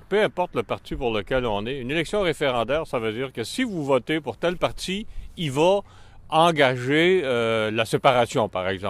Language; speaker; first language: French; native; French